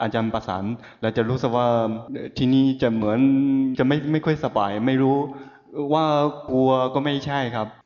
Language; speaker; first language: Thai; non-native, fluent; Chinese